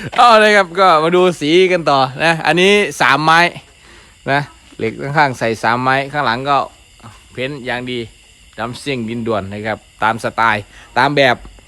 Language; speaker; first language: Thai; native; Thai